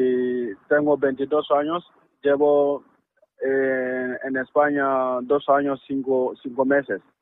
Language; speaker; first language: Spanish; non-native, learner; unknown